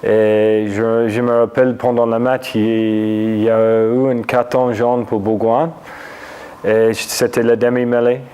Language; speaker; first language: French; non-native, fluent; English